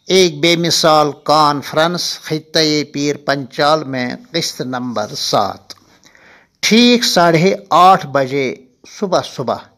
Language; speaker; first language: Urdu; non-native, local second language; Kashmiri